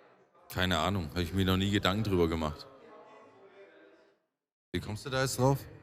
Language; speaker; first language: German; native; German